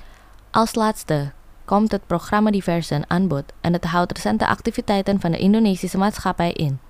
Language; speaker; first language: Dutch; non-native, fluent; Indonesian